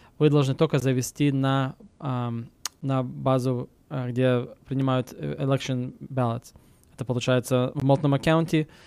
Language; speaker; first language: Russian; early bilingual, heritage; Russian